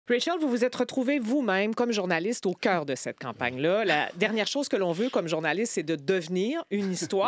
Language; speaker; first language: French; native; French